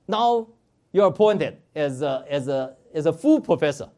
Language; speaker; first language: English; non-native, fluent; Chinese